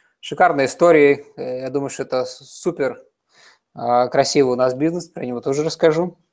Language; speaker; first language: Russian; native; Russian